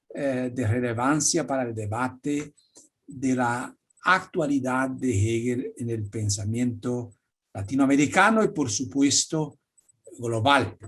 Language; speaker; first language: Spanish; non-native, fluent; Portuguese